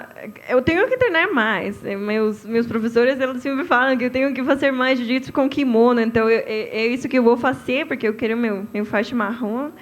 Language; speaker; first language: Portuguese; non-native, fluent; Spanish